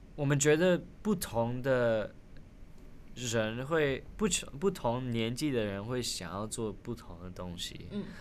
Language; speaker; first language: Chinese; early bilingual, other home language; Min Nan Chinese